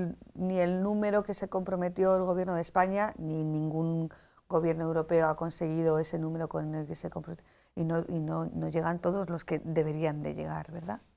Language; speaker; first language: Spanish; native; Spanish